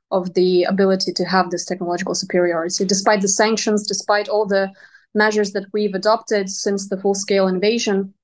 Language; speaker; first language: English; non-native, fluent; Ukrainian